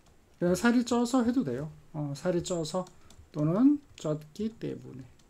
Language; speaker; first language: Korean; native; Korean